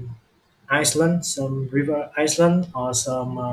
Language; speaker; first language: English; non-native, learner; Vietnamese